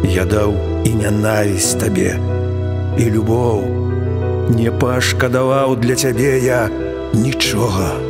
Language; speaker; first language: Belarusian; native; Belarusian